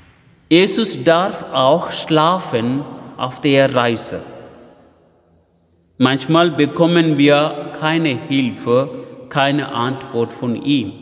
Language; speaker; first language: German; non-native, fluent; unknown